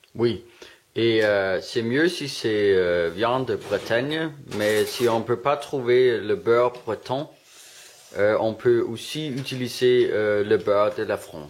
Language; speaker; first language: French; non-native, learner; Danish